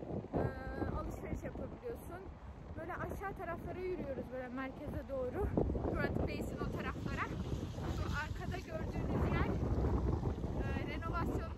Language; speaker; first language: Turkish; early bilingual, heritage; Turkish